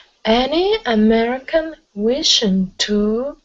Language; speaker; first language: English; non-native, learner; Russian